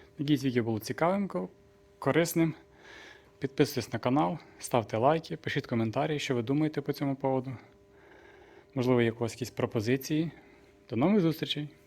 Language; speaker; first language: Ukrainian; native; Ukrainian